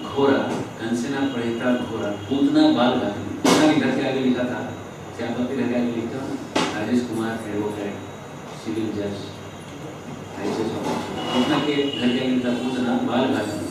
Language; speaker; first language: Hindi; native; Hindi